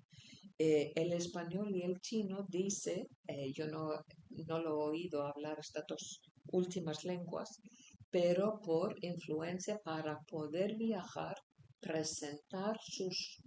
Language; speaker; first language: Spanish; non-native, fluent; Icelandic